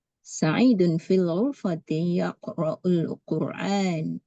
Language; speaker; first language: Arabic; non-native, learner; Malay